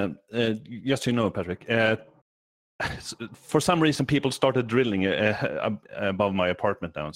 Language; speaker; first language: English; non-native, fluent; Swedish